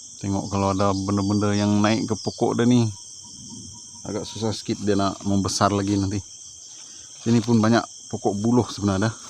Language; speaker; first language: Malay; non-native, local second language; Iban